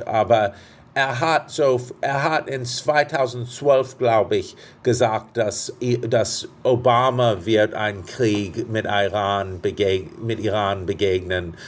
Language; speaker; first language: German; non-native, fluent; English